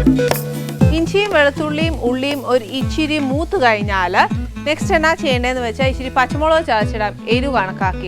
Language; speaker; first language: Malayalam; native; Malayalam